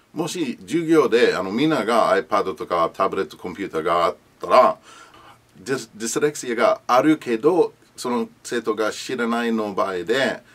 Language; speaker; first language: Japanese; non-native, learner; English